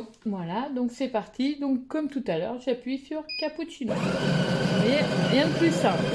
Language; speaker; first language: French; native; French